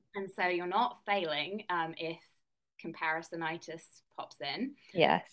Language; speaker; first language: English; native; English